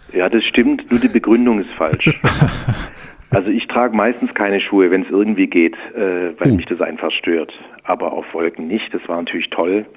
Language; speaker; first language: German; native; German